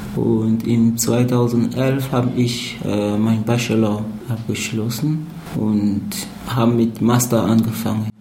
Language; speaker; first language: German; non-native, fluent; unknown